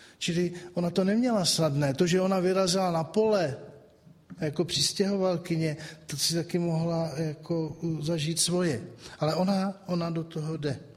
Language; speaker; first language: Czech; native; Czech